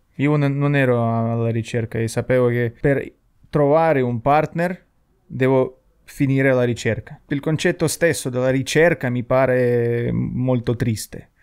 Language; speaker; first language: Italian; non-native, fluent; Russian